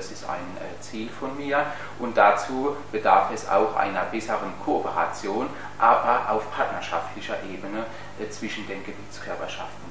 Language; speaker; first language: German; native; German